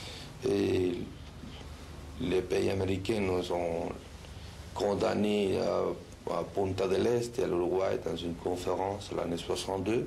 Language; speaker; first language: French; non-native, learner; Spanish